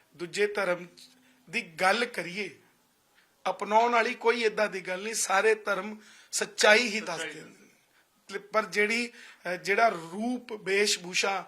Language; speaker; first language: Punjabi; non-native, local second language; Hindi